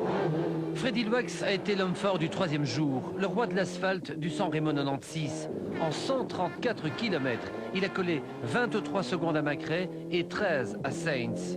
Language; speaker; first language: French; native; French